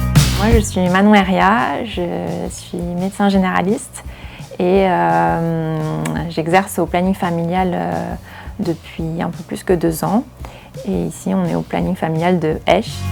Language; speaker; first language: French; native; French